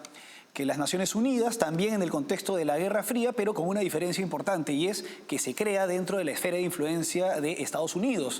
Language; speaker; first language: Spanish; native; Spanish